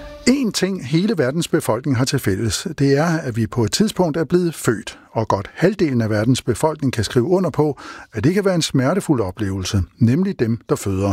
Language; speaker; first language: Danish; native; Danish